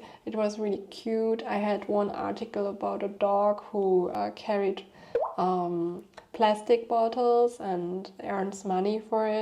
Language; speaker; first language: English; non-native, fluent; German